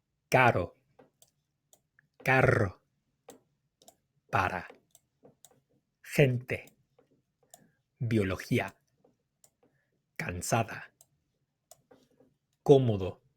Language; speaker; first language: Spanish; non-native, fluent; English